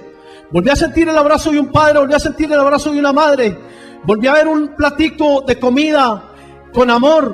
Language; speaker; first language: Spanish; native; Spanish